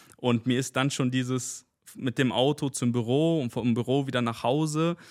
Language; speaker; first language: German; early bilingual, other home language; Spanish